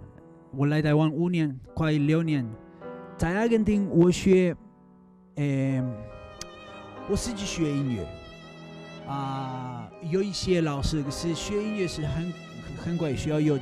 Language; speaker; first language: Chinese; non-native, learner; Spanish